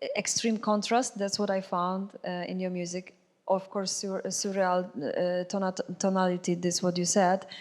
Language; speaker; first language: English; non-native, fluent; Polish